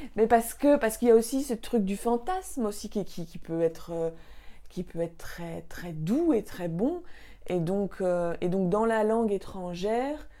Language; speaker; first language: French; native; French